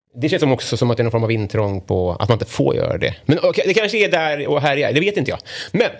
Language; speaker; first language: Swedish; native; Swedish